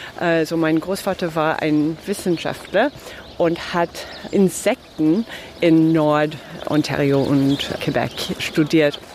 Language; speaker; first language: German; non-native, fluent; English